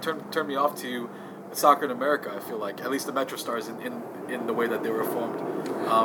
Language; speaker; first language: English; native; English